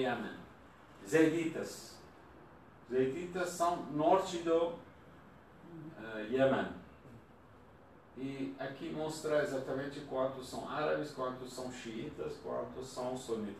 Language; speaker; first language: Portuguese; non-native, learner; Persian